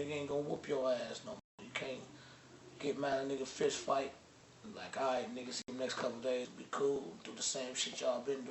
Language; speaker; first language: English; native; English